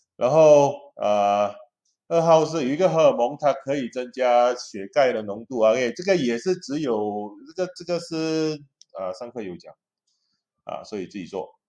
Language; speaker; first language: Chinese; native; Chinese